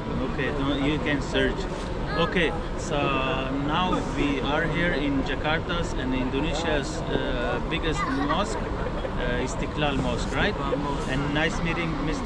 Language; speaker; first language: English; non-native, fluent; Pashto